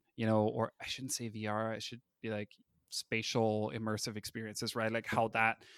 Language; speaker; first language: English; non-native, fluent; German